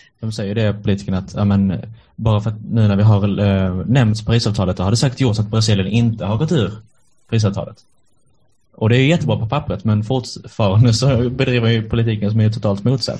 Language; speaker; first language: Swedish; native; Swedish